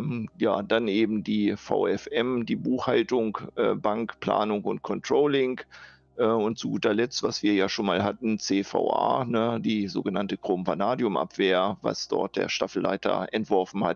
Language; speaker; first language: German; native; German